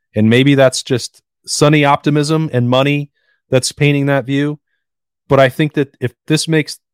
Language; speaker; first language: English; native; English